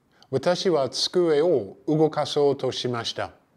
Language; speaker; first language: Japanese; non-native, fluent; English